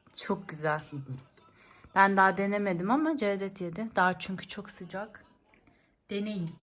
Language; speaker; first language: Turkish; early bilingual, heritage; Turkish